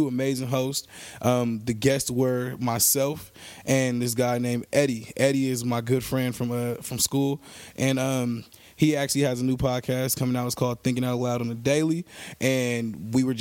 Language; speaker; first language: English; native; English